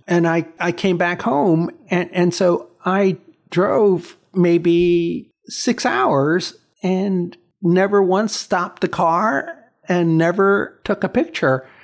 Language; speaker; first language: English; early bilingual, other home language; Chinese